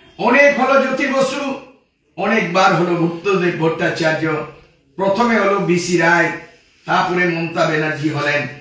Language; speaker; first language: Bangla; non-native, local second language; Santali